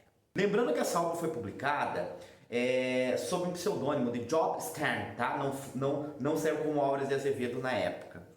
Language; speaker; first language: Portuguese; native; Portuguese